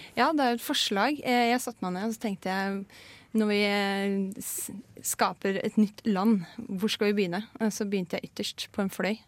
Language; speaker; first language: Norwegian; native; Norwegian